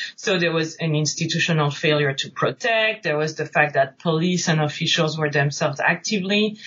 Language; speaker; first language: English; non-native, fluent; French